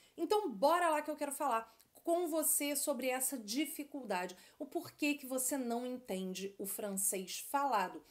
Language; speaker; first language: Portuguese; native; Portuguese